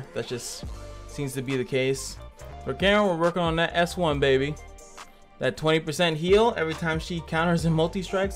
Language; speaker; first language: English; native; English